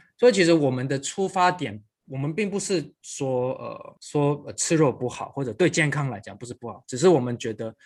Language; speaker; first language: Chinese; non-native, local second language; Cantonese